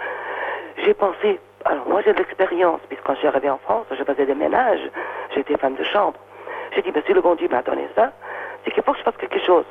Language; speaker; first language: French; non-native, fluent; Portuguese